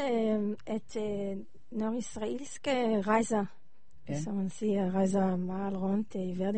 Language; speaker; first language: Danish; non-native, learner; Hebrew